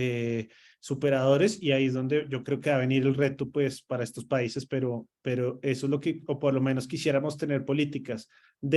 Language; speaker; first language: Spanish; native; Spanish